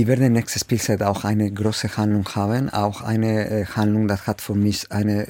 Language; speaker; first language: German; non-native, fluent; Spanish